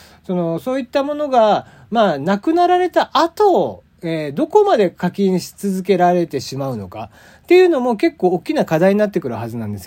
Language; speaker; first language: Japanese; native; Japanese